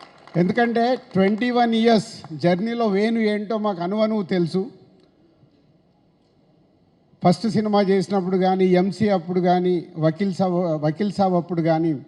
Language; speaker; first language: Telugu; native; Telugu